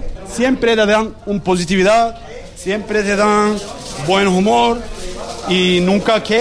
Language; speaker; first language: Spanish; non-native, learner; Turkish